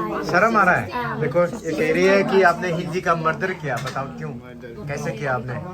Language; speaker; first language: Hindi; non-native, local second language; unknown